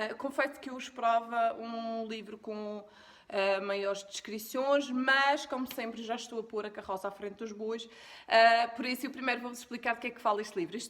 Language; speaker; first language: Portuguese; native; Portuguese